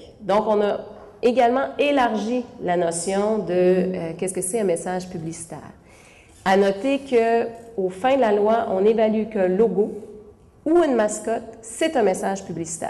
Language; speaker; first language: French; native; French